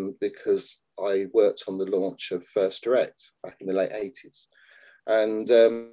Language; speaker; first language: English; native; English